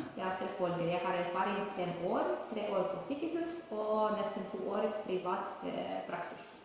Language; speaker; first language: Norwegian; non-native, learner; Ukrainian